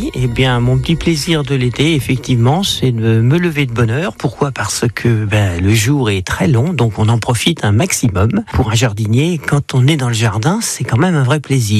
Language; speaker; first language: French; native; French